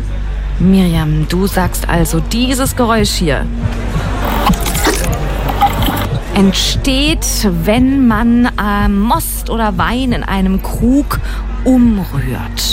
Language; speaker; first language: German; native; German